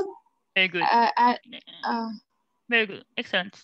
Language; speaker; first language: English; non-native, learner; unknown